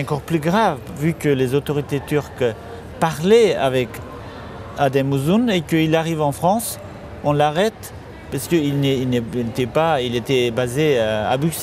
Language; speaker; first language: French; non-native, fluent; Kurdish